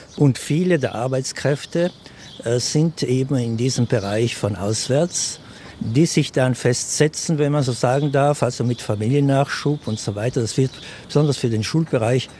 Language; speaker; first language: German; non-native, local second language; Ladin